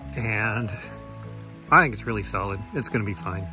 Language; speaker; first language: English; native; English